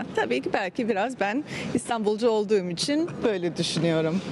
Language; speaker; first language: Turkish; early bilingual, heritage; Turkish